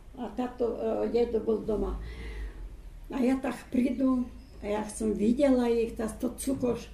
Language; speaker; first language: Slovak; non-native, local second language; Rusyn